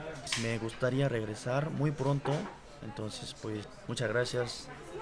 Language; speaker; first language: Spanish; non-native, fluent; Korean